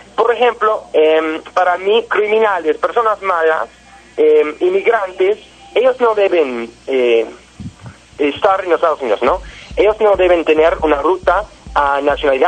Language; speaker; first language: Spanish; non-native, learner; English